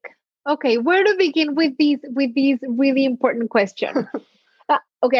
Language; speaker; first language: English; non-native, fluent; Spanish